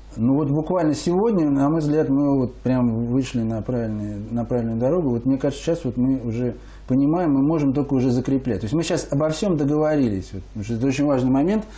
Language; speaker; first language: Russian; native; Russian